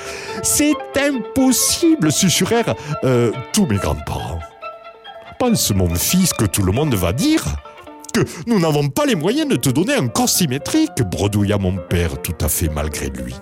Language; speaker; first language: French; native; French